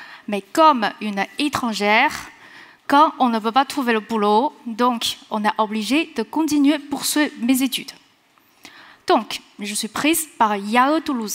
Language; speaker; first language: French; non-native, fluent; Chinese